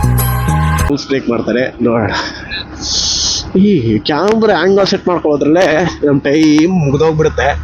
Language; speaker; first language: Kannada; native; Kannada